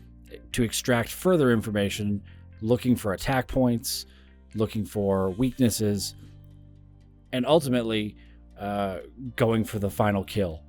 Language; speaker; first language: English; native; English